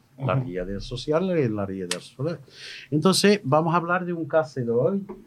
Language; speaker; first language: Spanish; non-native, fluent; Arabic